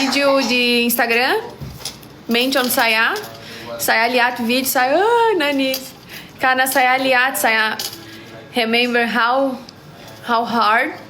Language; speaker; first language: Indonesian; non-native, learner; Portuguese